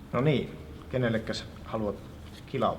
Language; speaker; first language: Finnish; native; Finnish